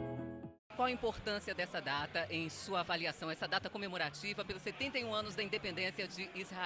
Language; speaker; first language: Portuguese; native; Portuguese